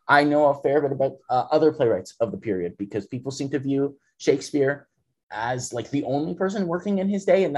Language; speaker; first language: English; native; English